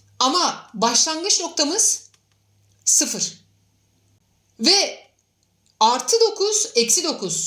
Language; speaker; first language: Turkish; native; Turkish